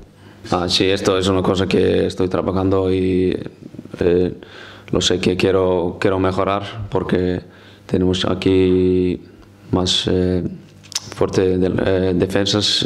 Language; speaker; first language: Spanish; non-native, fluent; Icelandic